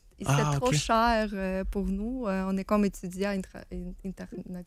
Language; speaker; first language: French; non-native, learner; Ukrainian